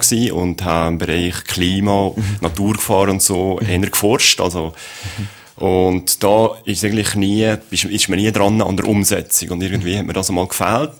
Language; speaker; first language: German; native; German